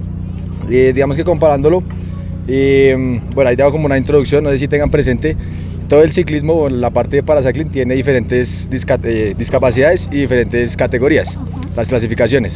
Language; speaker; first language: Spanish; native; Spanish